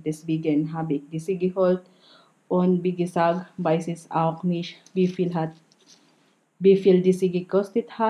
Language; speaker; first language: German; non-native, learner; Filipino